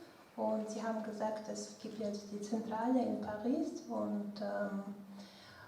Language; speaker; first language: German; non-native, fluent; Russian